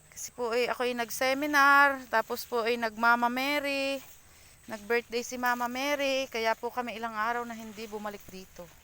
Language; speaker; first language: Filipino; native; Filipino